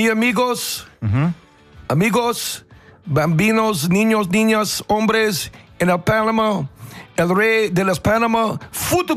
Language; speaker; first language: Spanish; non-native, learner; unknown